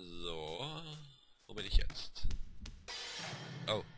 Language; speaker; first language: German; native; German